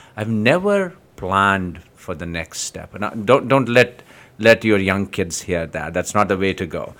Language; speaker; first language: English; non-native, local second language; Kashmiri